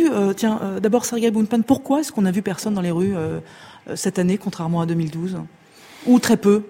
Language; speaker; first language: French; native; French